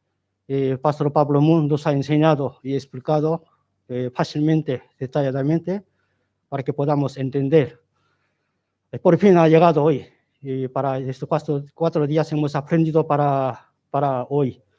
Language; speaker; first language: Spanish; non-native, learner; Korean